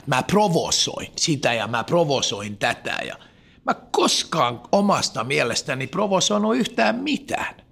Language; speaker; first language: Finnish; non-native, local second language; Swedish